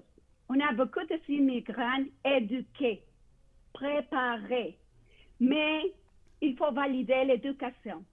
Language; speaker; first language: French; non-native, fluent; Spanish